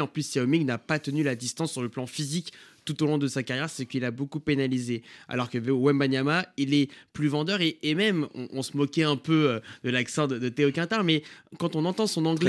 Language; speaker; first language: French; native; French